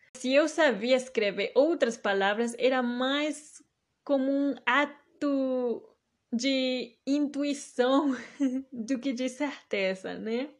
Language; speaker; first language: Portuguese; early bilingual, heritage; Portuguese